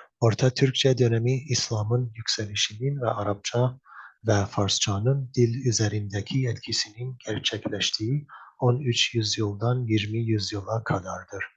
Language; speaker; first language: Turkish; non-native, learner; English